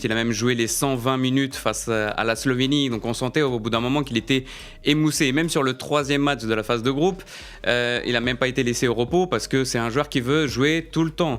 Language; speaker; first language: French; native; French